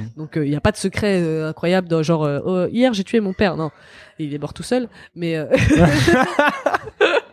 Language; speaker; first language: French; native; French